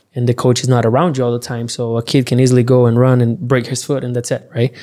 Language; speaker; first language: English; early bilingual, other home language; Portuguese